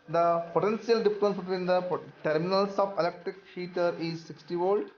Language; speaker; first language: English; non-native, local second language; Kannada